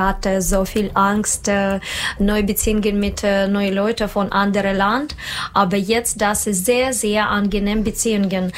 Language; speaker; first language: German; non-native, learner; Russian